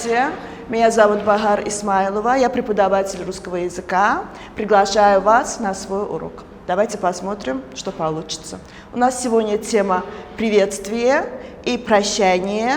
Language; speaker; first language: Russian; non-native, local second language; Azerbaijani